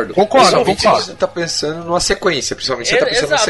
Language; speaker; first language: Portuguese; native; Portuguese